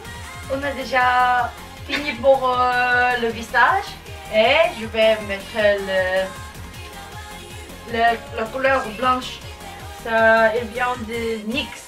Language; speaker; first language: French; non-native, learner; Japanese